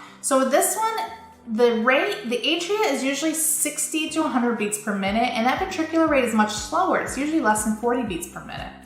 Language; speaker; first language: English; native; English